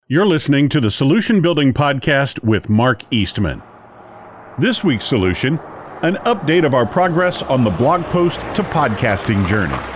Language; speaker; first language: English; native; English